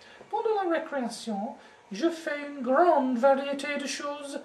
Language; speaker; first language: French; non-native, learner; English